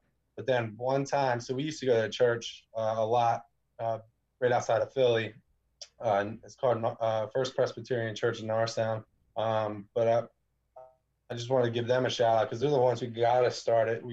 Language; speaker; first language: English; native; English